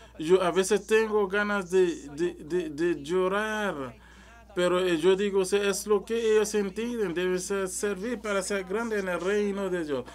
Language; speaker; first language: Spanish; non-native, learner; French